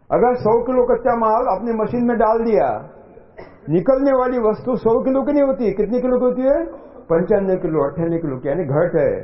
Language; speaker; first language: Hindi; non-native, local second language; Marathi